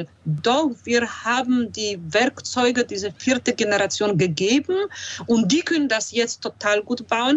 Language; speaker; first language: German; non-native, fluent; Polish